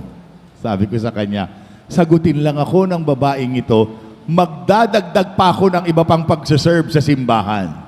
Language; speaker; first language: Filipino; native; Filipino